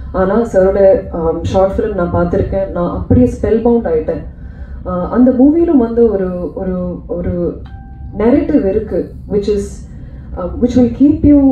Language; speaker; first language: Tamil; non-native, learner; Malayalam